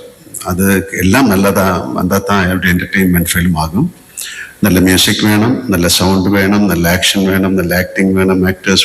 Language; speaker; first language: Tamil; non-native, fluent; Malayalam